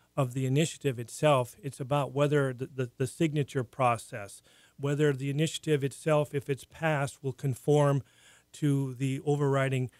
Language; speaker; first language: English; native; English